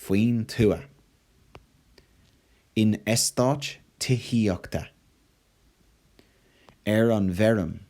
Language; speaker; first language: Irish; non-native, local second language; English